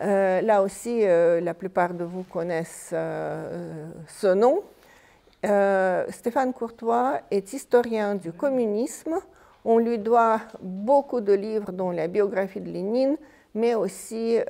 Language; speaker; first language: French; non-native, fluent; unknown